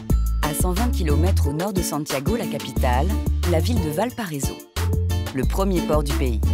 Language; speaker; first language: French; native; French